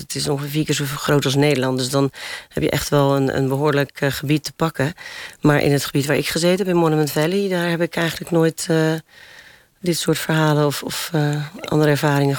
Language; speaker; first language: Dutch; native; Dutch